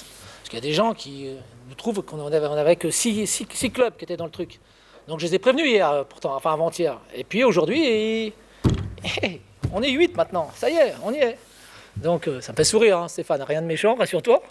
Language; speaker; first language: French; native; French